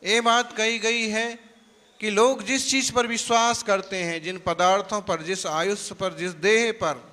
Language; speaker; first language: Hindi; non-native, local second language; Gujarati